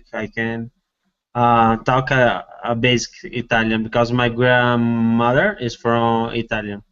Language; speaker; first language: English; non-native, learner; Portuguese